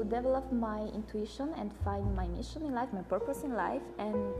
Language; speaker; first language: English; non-native, learner; Italian